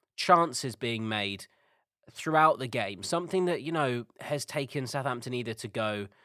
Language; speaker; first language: English; native; English